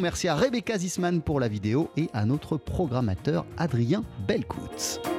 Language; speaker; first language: French; native; French